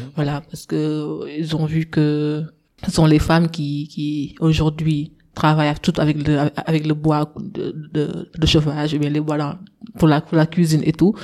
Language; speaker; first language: French; non-native, local second language; Wolof